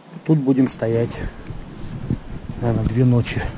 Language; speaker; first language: Russian; native; Russian